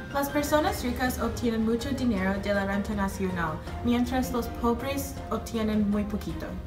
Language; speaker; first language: Spanish; non-native, learner; English